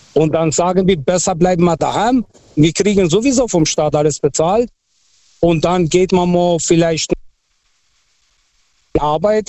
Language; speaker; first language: German; non-native, fluent; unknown